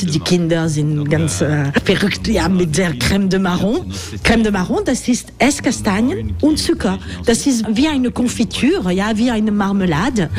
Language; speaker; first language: German; non-native, fluent; French